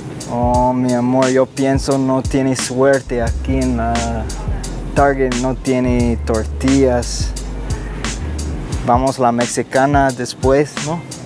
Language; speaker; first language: Spanish; non-native, learner; English